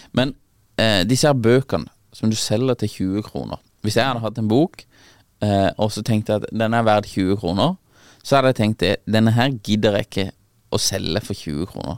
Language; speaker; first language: Norwegian; native; Norwegian